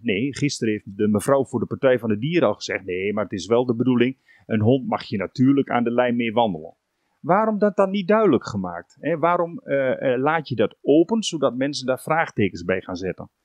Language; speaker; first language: Dutch; native; Dutch